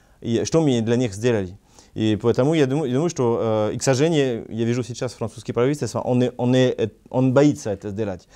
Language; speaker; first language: Russian; non-native, learner; French